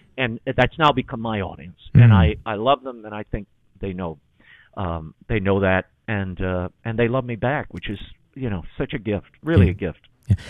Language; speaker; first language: English; native; English